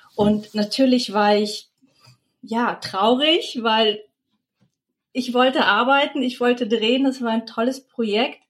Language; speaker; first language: German; early bilingual, other home language; Russian